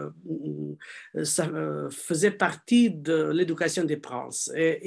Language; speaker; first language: French; non-native, fluent; Portuguese